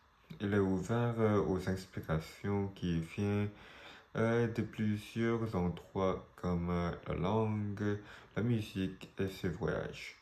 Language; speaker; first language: French; non-native, learner; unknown